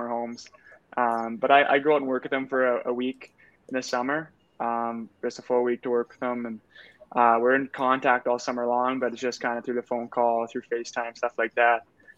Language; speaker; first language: English; native; English